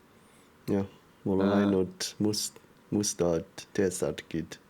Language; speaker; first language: Estonian; non-native, learner; English